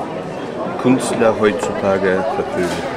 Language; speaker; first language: German; non-native, fluent; Russian